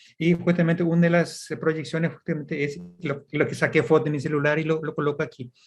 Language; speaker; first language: Spanish; early bilingual, heritage; Portuguese